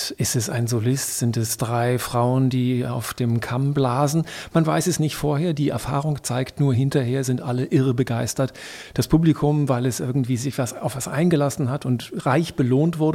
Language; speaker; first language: German; native; German